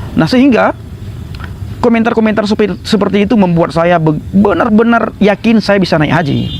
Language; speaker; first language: Indonesian; non-native, local second language; Achinese